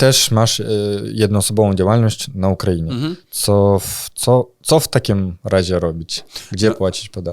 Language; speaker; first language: Polish; non-native, fluent; Russian